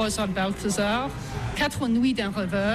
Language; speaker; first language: French; non-native, fluent; English